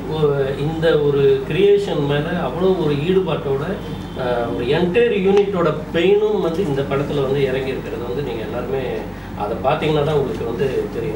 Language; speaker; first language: Tamil; native; Tamil